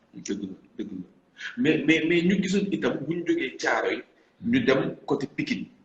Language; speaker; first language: Wolof; native; Wolof